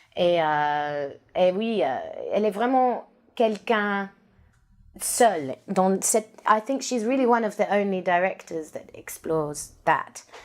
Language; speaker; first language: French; non-native, learner; English